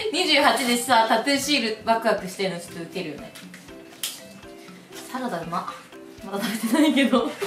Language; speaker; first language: Japanese; native; Japanese